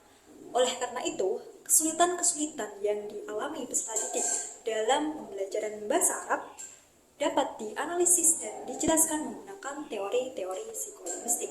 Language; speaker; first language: Indonesian; native; Indonesian